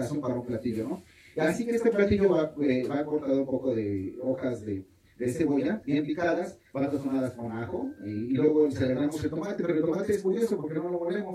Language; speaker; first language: Spanish; native; Spanish